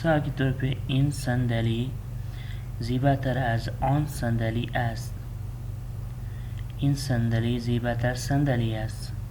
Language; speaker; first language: Persian; non-native, fluent; Urdu